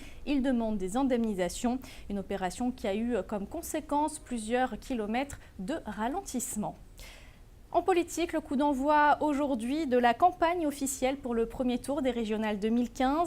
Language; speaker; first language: French; native; French